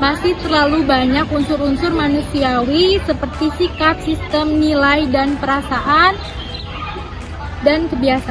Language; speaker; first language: Indonesian; native; Indonesian